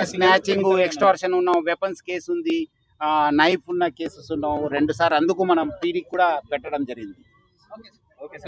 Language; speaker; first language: Telugu; non-native, fluent; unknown